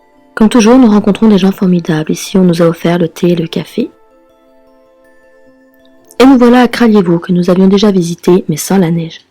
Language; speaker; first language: French; native; French